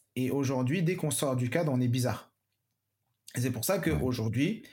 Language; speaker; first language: French; native; French